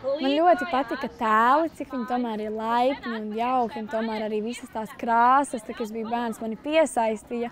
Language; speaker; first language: Latvian; native; Latvian